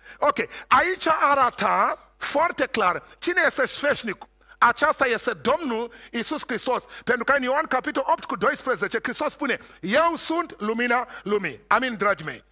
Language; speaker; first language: Romanian; non-native, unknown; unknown